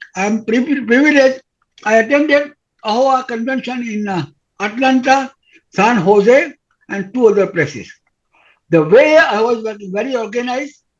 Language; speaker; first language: English; non-native, local second language; Gujarati